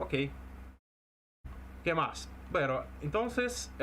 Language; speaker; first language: Spanish; non-native, fluent; Portuguese